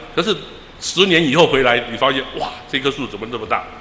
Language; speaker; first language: Chinese; native; Chinese